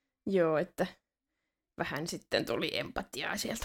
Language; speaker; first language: Finnish; native; Finnish